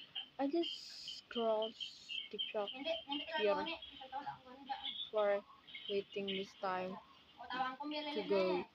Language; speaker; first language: English; non-native, learner; Indonesian